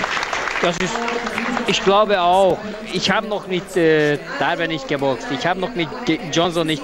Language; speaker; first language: German; non-native, fluent; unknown